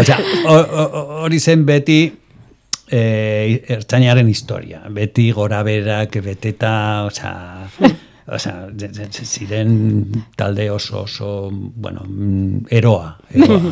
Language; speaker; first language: Basque; non-native, local second language; Spanish